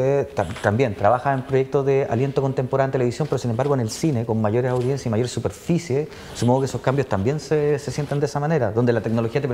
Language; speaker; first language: Spanish; native; Spanish